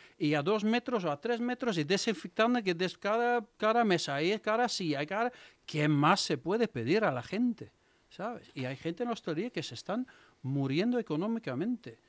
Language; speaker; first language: Spanish; non-native, fluent; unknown